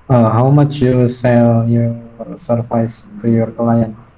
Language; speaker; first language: English; non-native, fluent; Indonesian